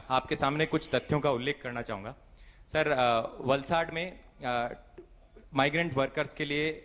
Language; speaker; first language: Hindi; native; Hindi